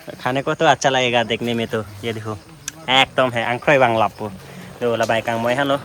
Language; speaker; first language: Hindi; non-native, local second language; Karbi